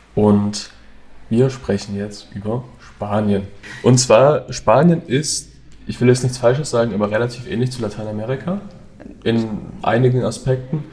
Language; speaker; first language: German; native; German